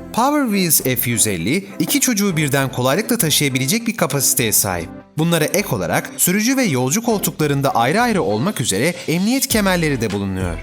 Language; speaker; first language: Turkish; native; Turkish